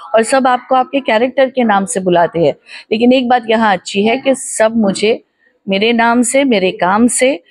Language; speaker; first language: Hindi; non-native, local second language; Gujarati